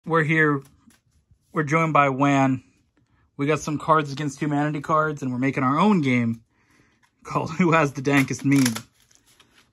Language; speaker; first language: English; native; English